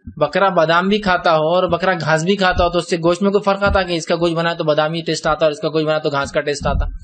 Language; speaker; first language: Urdu; native; Urdu